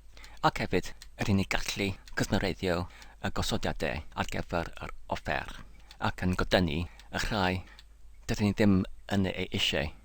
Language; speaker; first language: Welsh; non-native, learner; English